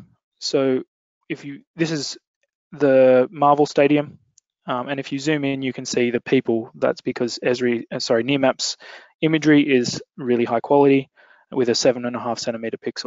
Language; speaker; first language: English; native; English